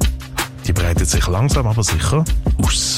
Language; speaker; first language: German; native; German